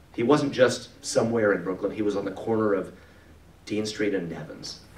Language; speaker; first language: English; native; English